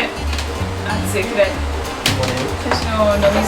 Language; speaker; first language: Japanese; non-native, learner; English